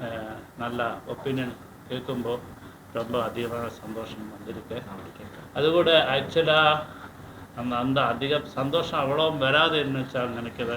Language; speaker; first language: Tamil; non-native, learner; Malayalam